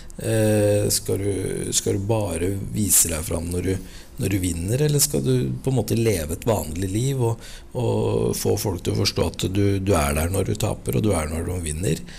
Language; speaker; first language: Norwegian; native; Norwegian